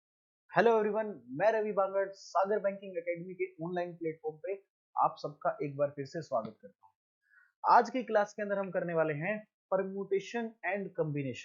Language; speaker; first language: Hindi; native; Hindi